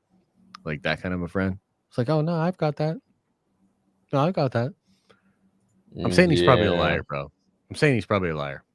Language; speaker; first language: English; native; English